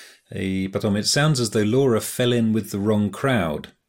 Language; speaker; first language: English; native; English